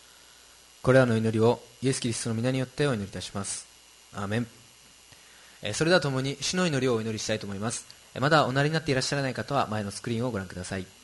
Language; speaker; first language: Japanese; native; Japanese